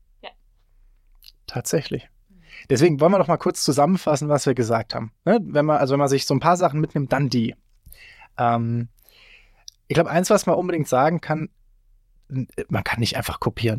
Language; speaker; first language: German; native; German